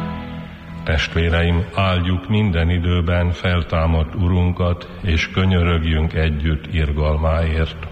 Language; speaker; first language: Hungarian; native; Hungarian